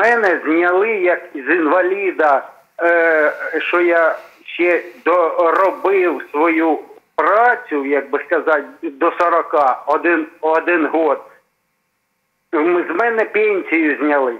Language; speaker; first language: Ukrainian; non-native, local second language; Russian